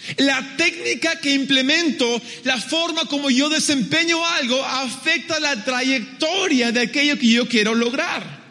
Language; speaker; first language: Spanish; early bilingual, other home language; English